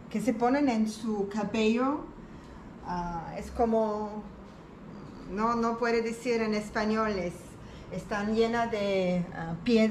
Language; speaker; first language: Spanish; non-native, learner; German